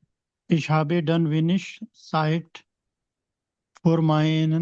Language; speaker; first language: German; non-native, learner; Urdu